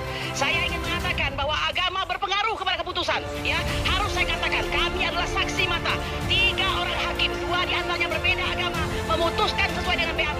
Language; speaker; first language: Indonesian; native; Indonesian